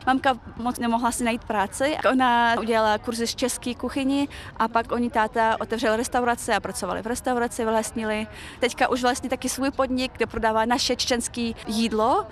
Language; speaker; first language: Czech; early bilingual, other home language; Chechen